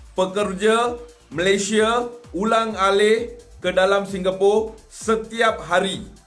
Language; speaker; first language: Malay; non-native, local second language; Tamil